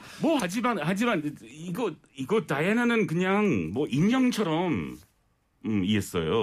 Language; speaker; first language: Korean; non-native, learner; English